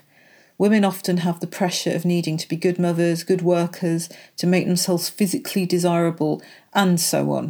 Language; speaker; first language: English; native; English